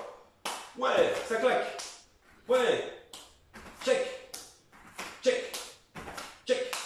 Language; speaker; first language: French; native; French